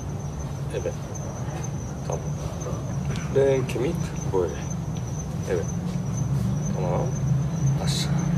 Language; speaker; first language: Turkish; non-native, learner; Japanese